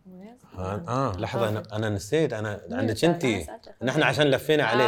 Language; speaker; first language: Arabic; native; Arabic